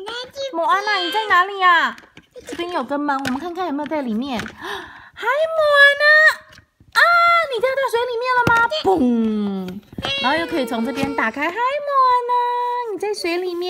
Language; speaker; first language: Chinese; native; Chinese